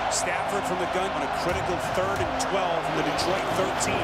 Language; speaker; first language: English; native; English